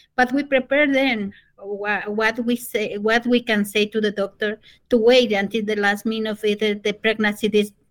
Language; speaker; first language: English; non-native, fluent; Spanish